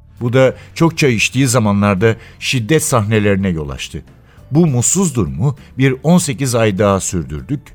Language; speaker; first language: Turkish; native; Turkish